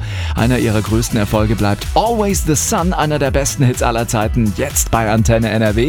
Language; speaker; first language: German; native; German